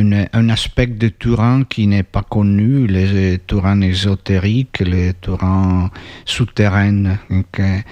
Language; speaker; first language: French; non-native, fluent; Italian